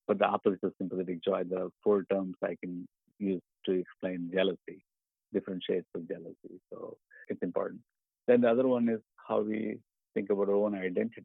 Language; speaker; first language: English; non-native, local second language; Tamil